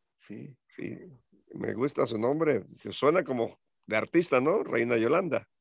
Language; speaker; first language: Spanish; native; Spanish